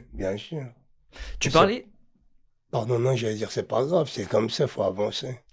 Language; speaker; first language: French; native; French